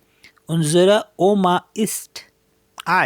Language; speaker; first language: German; non-native, fluent; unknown